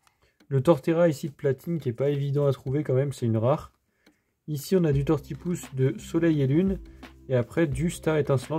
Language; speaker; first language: French; native; French